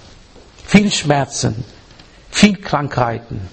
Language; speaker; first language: German; non-native, learner; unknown